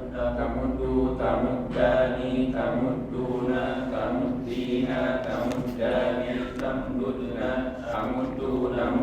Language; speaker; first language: Arabic; non-native, learner; Indonesian